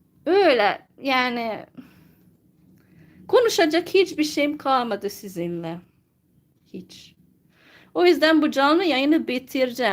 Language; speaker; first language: Turkish; non-native, fluent; Hungarian